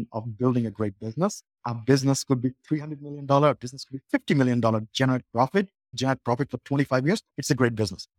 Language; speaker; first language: English; non-native, local second language; Bangla